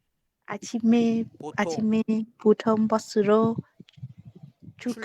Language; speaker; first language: Korean; non-native, learner; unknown